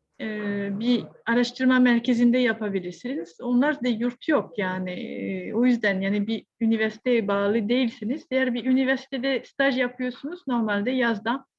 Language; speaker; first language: Turkish; non-native, fluent; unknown